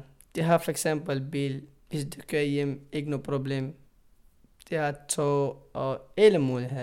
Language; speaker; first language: Danish; non-native, learner; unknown